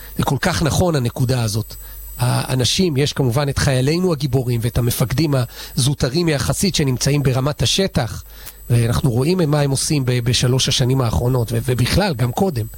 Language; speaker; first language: Hebrew; native; Hebrew